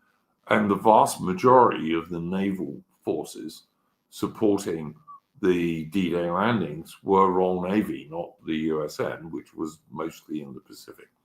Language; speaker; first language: English; native; English